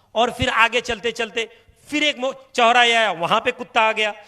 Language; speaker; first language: Hindi; non-native, local second language; Bangla